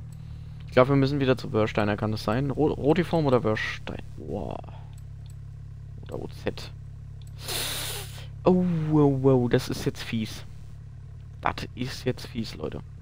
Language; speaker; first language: German; native; German